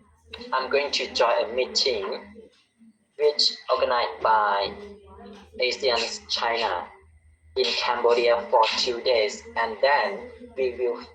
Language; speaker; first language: English; non-native, learner; Khmer